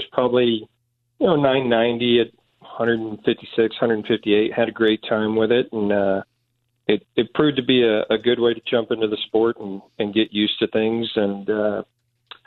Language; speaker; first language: English; native; English